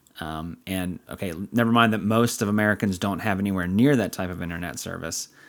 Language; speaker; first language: English; native; English